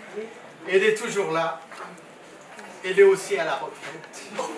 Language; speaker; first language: French; non-native, fluent; Persian